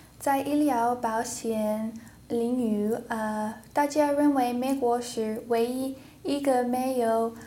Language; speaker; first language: Chinese; non-native, learner; English